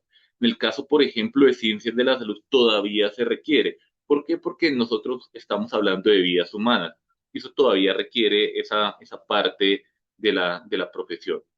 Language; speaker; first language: Spanish; native; Spanish